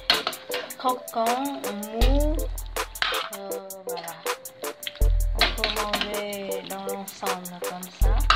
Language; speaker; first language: French; non-native, fluent; Vietnamese